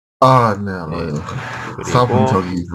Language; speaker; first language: Korean; non-native, learner; Chinese